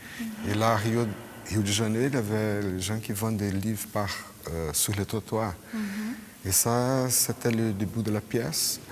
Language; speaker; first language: French; non-native, fluent; Portuguese